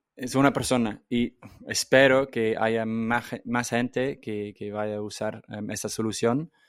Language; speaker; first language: Spanish; non-native, fluent; English